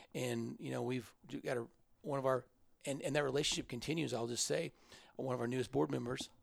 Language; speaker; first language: English; native; English